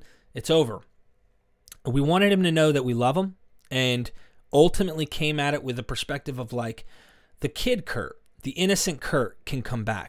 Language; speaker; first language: English; native; English